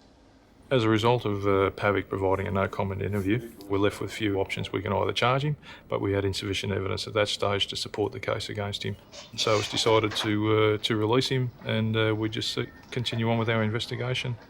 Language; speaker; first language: English; native; English